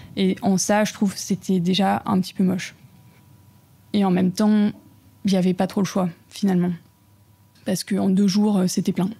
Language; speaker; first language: French; native; French